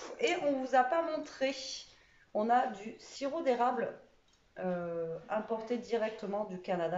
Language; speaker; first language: French; native; French